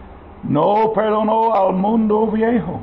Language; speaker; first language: Spanish; non-native, learner; English